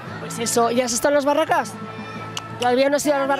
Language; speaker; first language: Spanish; native; Spanish